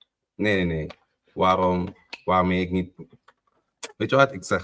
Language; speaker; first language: Dutch; native; Dutch